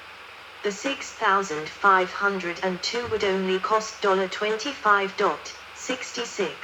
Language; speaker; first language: English; non-native, learner; Danish